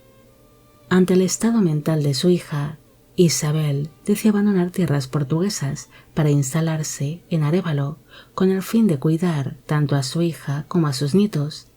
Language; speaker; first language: Spanish; native; Spanish